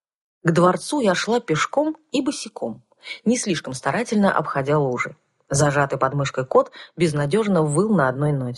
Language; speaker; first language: Russian; native; Russian